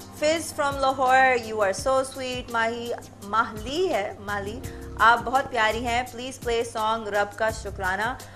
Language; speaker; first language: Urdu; native; Urdu